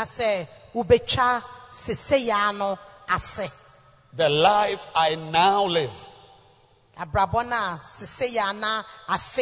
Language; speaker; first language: English; non-native, local second language; Akan